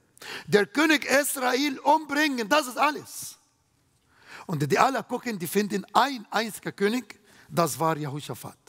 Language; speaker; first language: German; non-native, fluent; Arabic